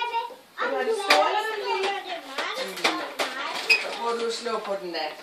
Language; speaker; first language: Danish; native; Danish